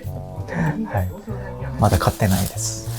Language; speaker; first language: Japanese; non-native, fluent; Korean